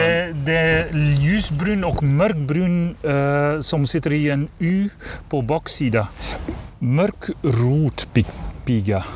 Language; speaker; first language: Swedish; non-native, learner; Dutch